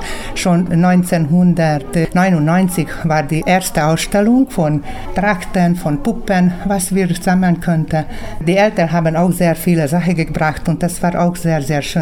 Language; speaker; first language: German; early bilingual, heritage; German